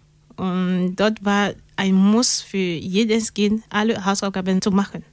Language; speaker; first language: German; non-native, learner; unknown